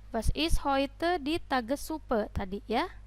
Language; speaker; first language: German; non-native, fluent; Indonesian